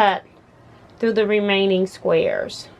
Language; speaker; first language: English; native; English